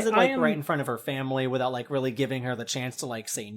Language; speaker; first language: English; native; English